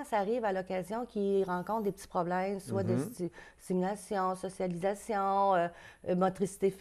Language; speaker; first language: French; native; French